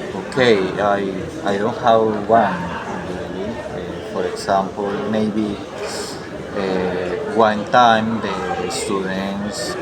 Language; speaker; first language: English; non-native, learner; Spanish